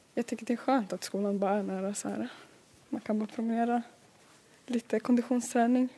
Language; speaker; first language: Swedish; early bilingual, other home language; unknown